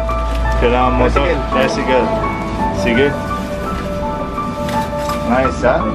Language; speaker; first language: Filipino; non-native, learner; Arabic